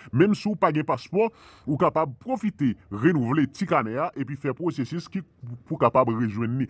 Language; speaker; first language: Haitian Creole; non-native, fluent; Spanish